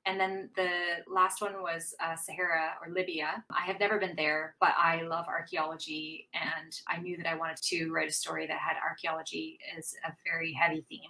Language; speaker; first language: English; native; English